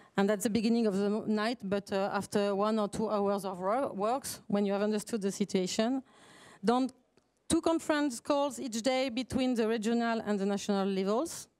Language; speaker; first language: English; non-native, fluent; French